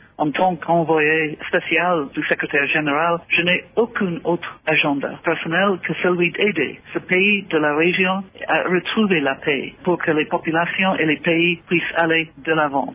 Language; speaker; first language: French; non-native, fluent; English